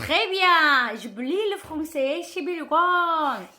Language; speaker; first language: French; non-native, learner; Korean